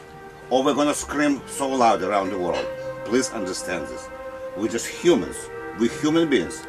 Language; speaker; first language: English; non-native, learner; Russian